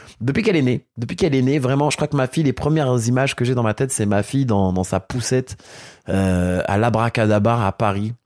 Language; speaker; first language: French; early bilingual, other home language; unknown